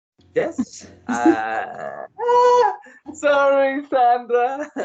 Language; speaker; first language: English; non-native, learner; Spanish